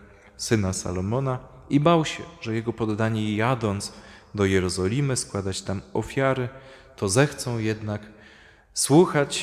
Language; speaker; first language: Polish; native; Polish